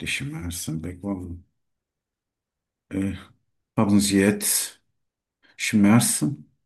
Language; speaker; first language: German; non-native, learner; Turkish